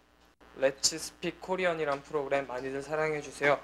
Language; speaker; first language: Korean; native; Korean